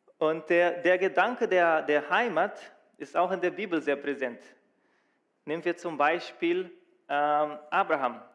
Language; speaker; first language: German; non-native, fluent; Portuguese